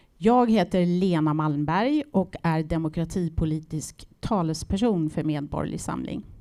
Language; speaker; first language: Swedish; native; Swedish